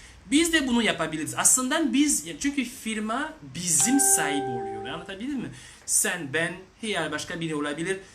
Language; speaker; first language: Turkish; non-native, learner; French